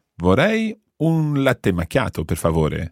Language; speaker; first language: Italian; non-native, fluent; English